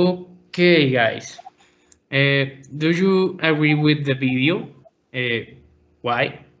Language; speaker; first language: English; non-native, learner; Spanish